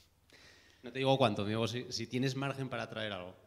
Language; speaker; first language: Spanish; native; Spanish